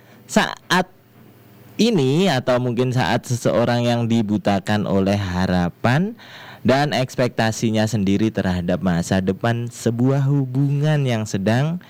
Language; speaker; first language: Indonesian; native; Indonesian